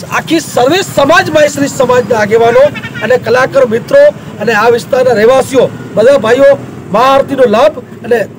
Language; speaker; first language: Gujarati; non-native, local second language; Kachhi